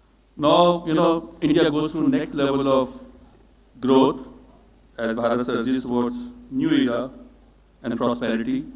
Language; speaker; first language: English; non-native, local second language; Hindi